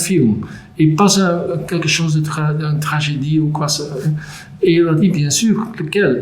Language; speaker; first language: French; non-native, local second language; Dutch